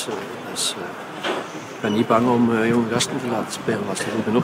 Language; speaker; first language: Dutch; non-native, fluent; Icelandic